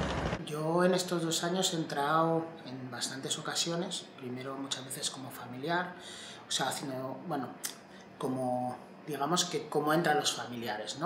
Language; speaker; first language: Spanish; native; Spanish